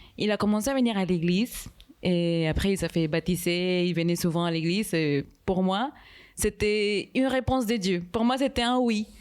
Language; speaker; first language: French; non-native, fluent; Spanish